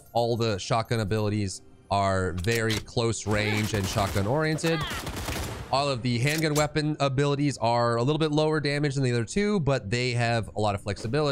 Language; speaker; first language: English; native; English